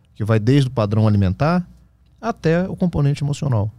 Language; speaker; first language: Portuguese; native; Portuguese